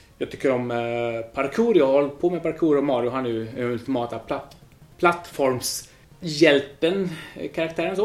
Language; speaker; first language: Swedish; early bilingual, other home language; Spanish